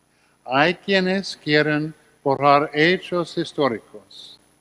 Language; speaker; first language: Spanish; non-native, learner; English